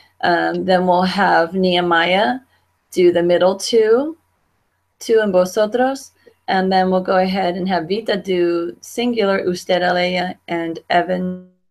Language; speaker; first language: English; native; English